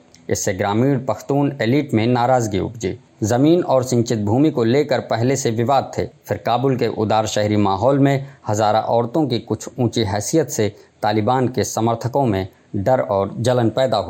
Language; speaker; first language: Hindi; native; Hindi